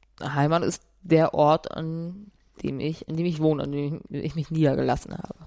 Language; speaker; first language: German; native; German